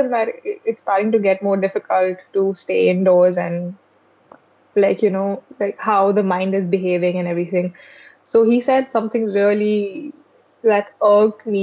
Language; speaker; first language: English; non-native, local second language; Hindi